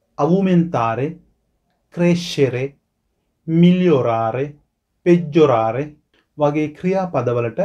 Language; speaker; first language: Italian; non-native, fluent; Sinhala